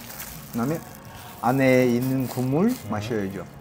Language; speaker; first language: Korean; non-native, learner; Russian